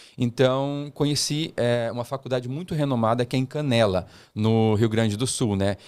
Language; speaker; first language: Portuguese; early bilingual, heritage; Portuguese